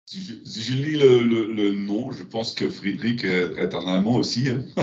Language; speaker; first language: French; non-native, learner; German